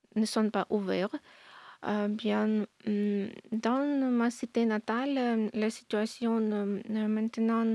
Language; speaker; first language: French; non-native, learner; Ukrainian